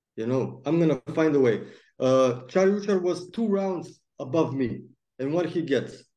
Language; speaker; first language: English; non-native, fluent; Macedonian